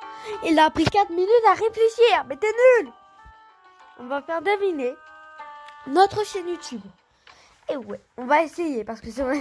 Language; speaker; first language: French; native; French